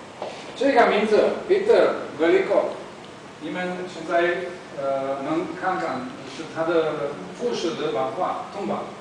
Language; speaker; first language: Chinese; non-native, learner; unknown